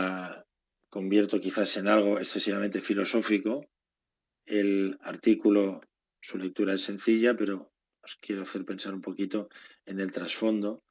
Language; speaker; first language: Spanish; native; Spanish